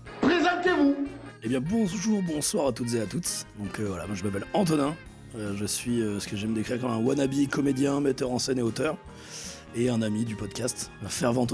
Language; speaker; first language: French; native; French